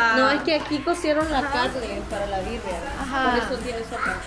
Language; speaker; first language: Spanish; native; Spanish